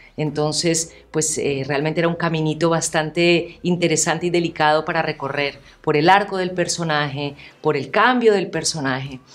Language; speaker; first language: Spanish; native; Spanish